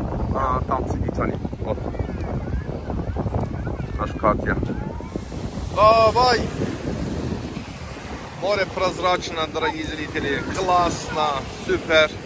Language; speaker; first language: Russian; non-native, learner; Turkish